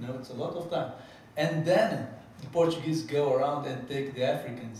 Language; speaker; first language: English; non-native, fluent; Portuguese